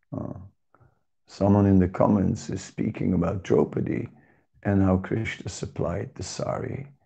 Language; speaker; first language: English; non-native, fluent; Dutch